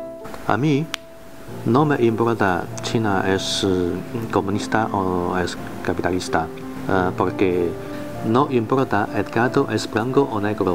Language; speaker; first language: Spanish; non-native, learner; Chinese